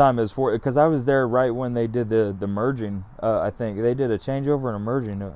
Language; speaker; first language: English; native; English